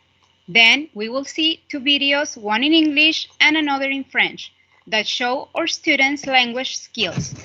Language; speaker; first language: English; non-native, fluent; Spanish